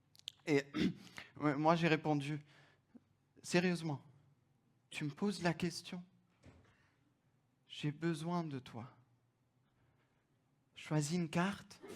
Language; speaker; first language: French; non-native, fluent; German